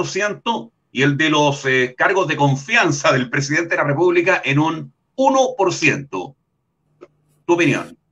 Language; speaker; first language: Spanish; native; Spanish